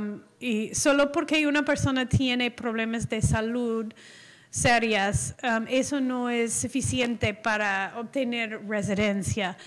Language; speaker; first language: Spanish; non-native, fluent; English